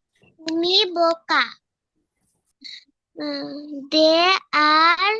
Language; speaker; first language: English; non-native, learner; Bangla